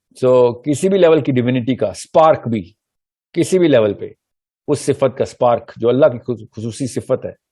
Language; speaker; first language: Urdu; early bilingual, heritage; Urdu